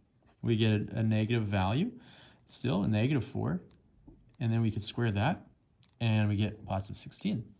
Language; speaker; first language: English; native; English